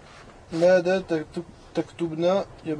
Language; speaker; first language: Arabic; non-native, learner; French